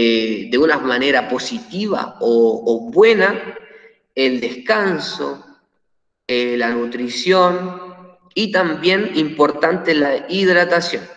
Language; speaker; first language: Spanish; native; Spanish